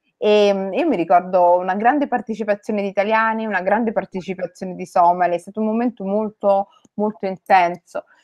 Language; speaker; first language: Italian; early bilingual, other home language; Somali